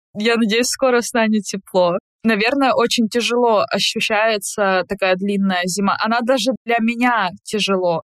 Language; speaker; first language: Russian; native; Russian